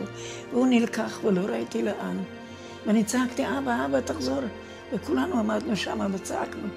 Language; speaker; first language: Hebrew; non-native, fluent; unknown